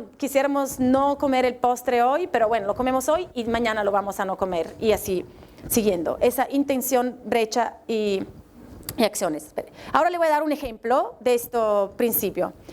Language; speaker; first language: Spanish; non-native, fluent; Italian